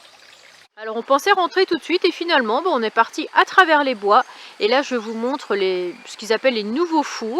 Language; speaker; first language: French; native; French